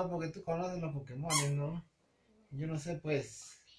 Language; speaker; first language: Spanish; native; Spanish